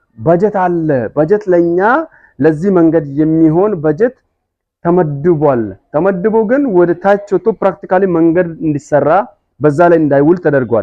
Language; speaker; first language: Amharic; non-native, local second language; Hadiyya